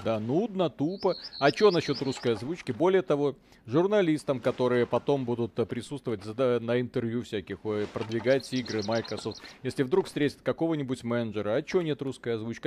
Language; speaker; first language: Russian; native; Russian